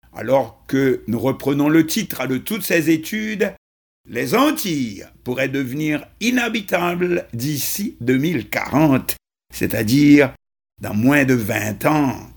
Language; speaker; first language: French; non-native, local second language; Haitian Creole